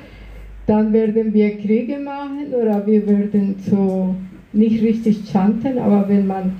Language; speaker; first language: German; non-native, learner; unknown